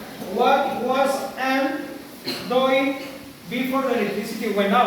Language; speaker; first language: English; non-native, learner; Spanish